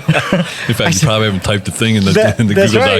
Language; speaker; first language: English; native; English